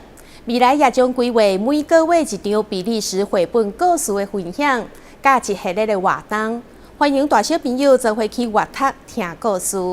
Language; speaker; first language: Chinese; native; Chinese